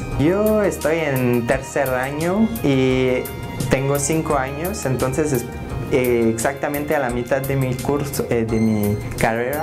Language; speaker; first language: Spanish; non-native, learner; French